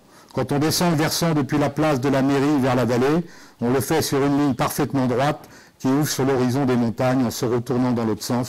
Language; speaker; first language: French; native; French